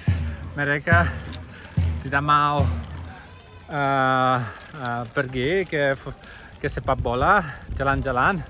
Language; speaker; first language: Indonesian; non-native, learner; Catalan